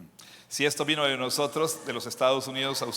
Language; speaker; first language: Spanish; non-native, fluent; English